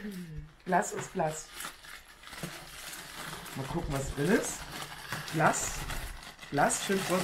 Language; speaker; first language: German; native; German